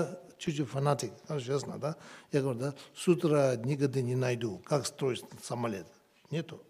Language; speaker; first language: Russian; non-native, learner; Tibetan